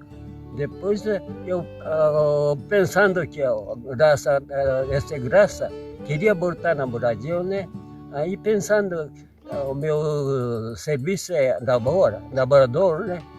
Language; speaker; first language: Portuguese; non-native, learner; Japanese